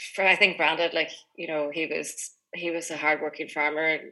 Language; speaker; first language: English; native; English